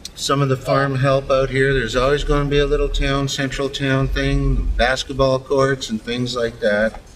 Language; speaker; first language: English; native; English